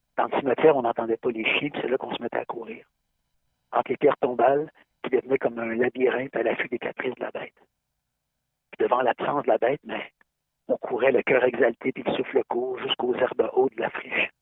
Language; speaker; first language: French; native; French